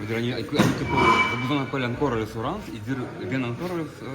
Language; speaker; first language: French; non-native, learner; Russian